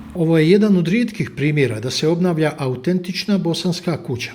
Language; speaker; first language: Bosnian; native; Bosnian